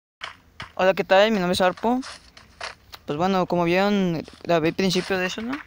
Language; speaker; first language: Spanish; native; Spanish